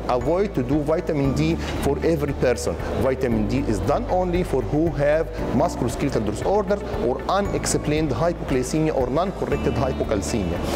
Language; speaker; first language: English; non-native, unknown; Arabic